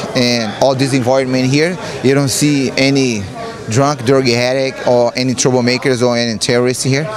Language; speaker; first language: English; non-native, learner; Portuguese